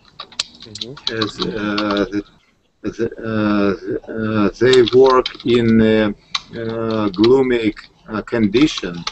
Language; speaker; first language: English; non-native, learner; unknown